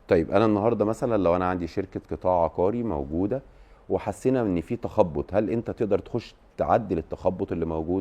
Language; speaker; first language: Arabic; native; Arabic